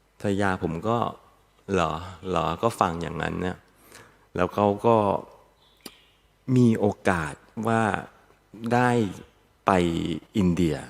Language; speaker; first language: Thai; native; Thai